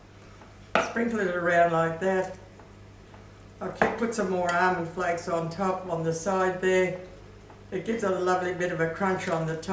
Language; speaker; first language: English; native; English